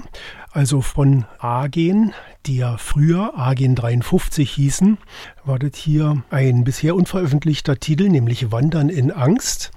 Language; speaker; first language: German; native; German